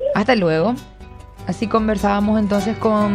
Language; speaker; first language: Spanish; native; Spanish